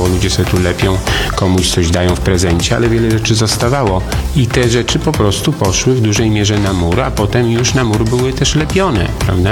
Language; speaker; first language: Polish; native; Polish